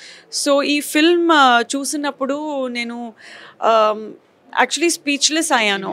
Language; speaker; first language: Telugu; non-native, fluent; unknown